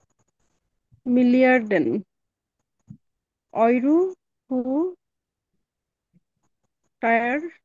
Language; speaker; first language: German; non-native, learner; Bangla